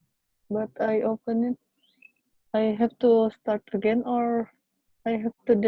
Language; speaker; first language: English; non-native, learner; Indonesian